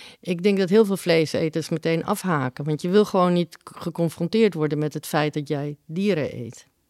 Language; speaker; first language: Dutch; early bilingual, other home language; Spanish